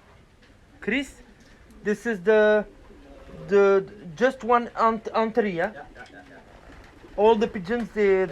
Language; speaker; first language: English; non-native, learner; French